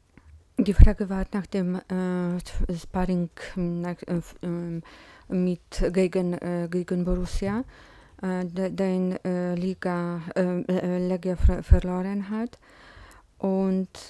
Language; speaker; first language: German; non-native, fluent; Polish